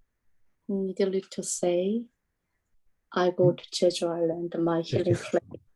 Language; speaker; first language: English; non-native, learner; Korean